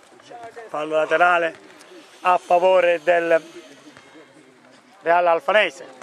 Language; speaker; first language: Italian; native; Italian